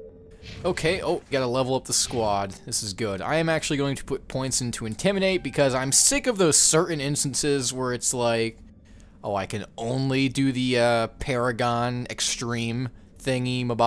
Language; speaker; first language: English; native; English